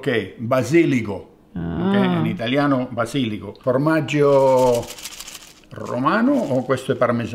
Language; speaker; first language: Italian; non-native, fluent; Spanish